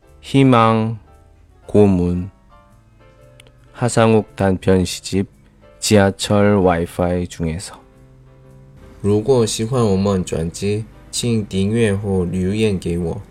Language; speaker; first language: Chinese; non-native, fluent; Korean